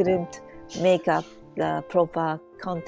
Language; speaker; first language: English; non-native, learner; Japanese